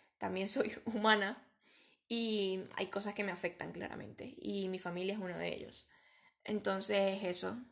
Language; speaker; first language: Spanish; native; Spanish